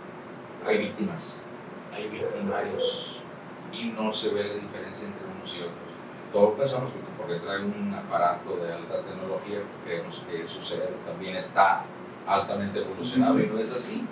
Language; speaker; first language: Spanish; native; Spanish